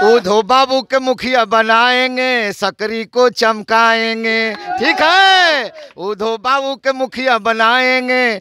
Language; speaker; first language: Hindi; native; Hindi